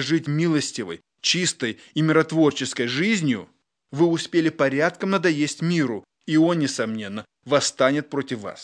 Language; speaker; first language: Russian; native; Russian